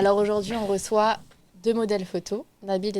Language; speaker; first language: French; native; French